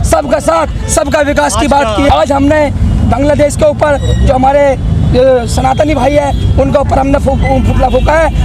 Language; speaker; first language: Hindi; native; Hindi